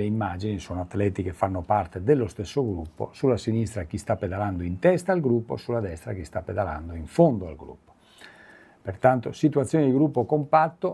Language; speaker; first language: Italian; native; Italian